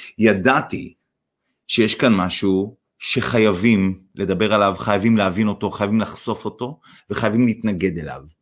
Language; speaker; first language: Hebrew; non-native, fluent; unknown